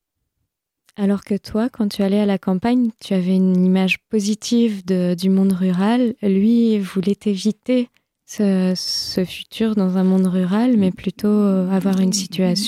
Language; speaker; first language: French; native; French